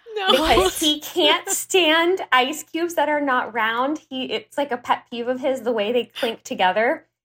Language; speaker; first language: English; native; English